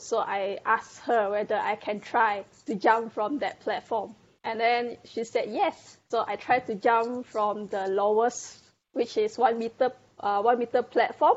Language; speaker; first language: English; non-native, local second language; Malay